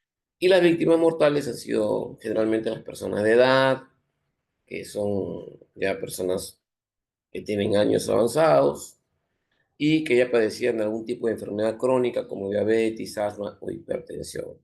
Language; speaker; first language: Spanish; native; Spanish